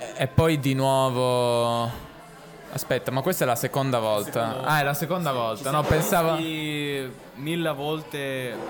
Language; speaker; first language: Italian; non-native, fluent; Russian